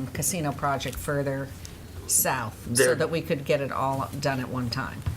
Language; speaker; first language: English; native; English